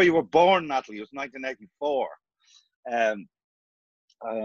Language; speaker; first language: English; native; English